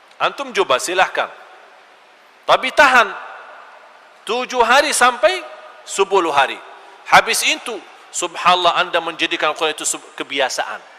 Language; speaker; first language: Malay; non-native, fluent; Arabic